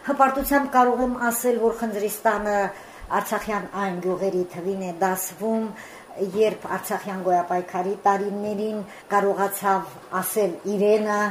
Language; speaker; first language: Armenian; native; Armenian